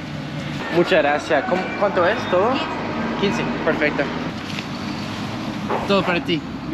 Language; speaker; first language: Spanish; non-native, learner; English